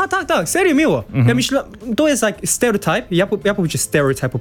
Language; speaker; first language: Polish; non-native, learner; Korean